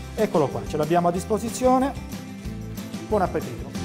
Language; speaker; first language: Italian; native; Italian